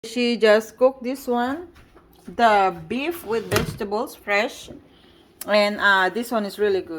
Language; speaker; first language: English; non-native, local second language; Chavacano